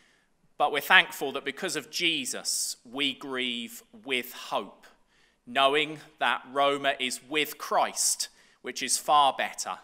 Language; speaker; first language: English; native; English